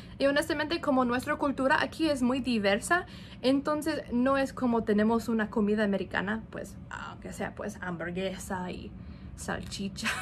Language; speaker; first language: Spanish; non-native, fluent; English